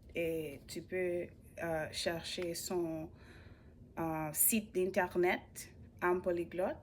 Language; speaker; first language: French; non-native, learner; English